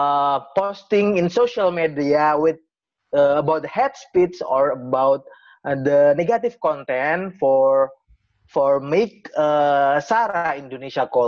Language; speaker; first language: English; non-native, learner; Indonesian